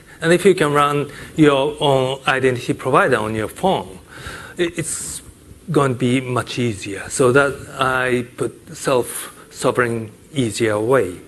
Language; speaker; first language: English; non-native, fluent; Japanese